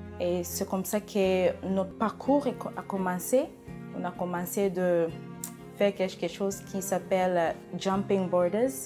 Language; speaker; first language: French; non-native, fluent; Swahili